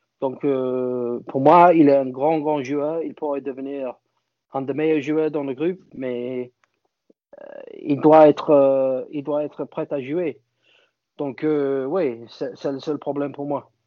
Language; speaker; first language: French; non-native, fluent; English